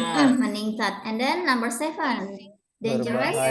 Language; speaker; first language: English; non-native, learner; Indonesian